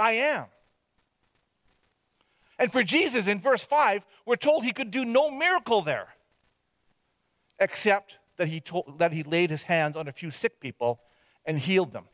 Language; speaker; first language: English; native; English